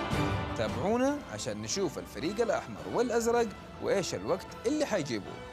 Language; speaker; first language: Arabic; native; Arabic